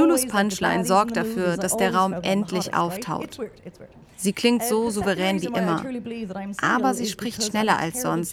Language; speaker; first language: German; native; German